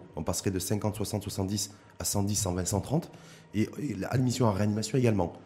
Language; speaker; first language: French; non-native, local second language; Arabic